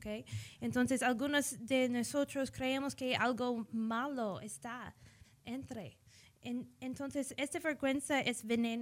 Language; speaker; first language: Spanish; early bilingual, heritage; English